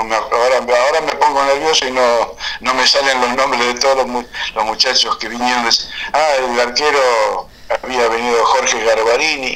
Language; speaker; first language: Spanish; native; Spanish